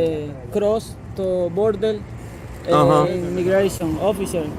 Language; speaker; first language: English; non-native, learner; Spanish